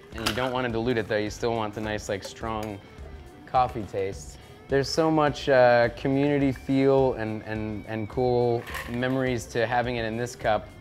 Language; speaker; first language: English; native; English